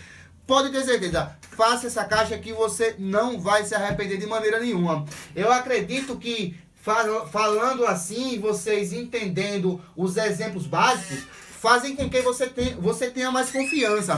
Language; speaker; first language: Portuguese; native; Portuguese